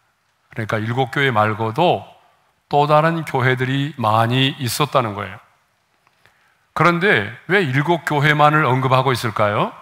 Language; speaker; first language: Korean; native; Korean